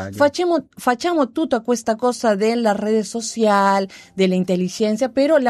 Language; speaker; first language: Italian; non-native, learner; Spanish